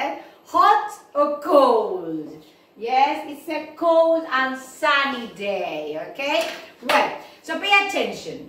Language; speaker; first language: English; non-native, fluent; Spanish